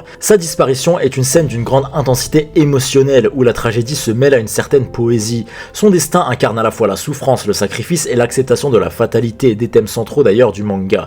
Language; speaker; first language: French; native; French